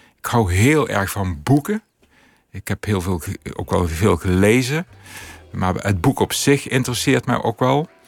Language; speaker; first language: Dutch; native; Dutch